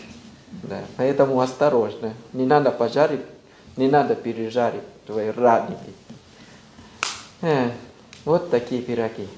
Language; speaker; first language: Russian; non-native, fluent; Thai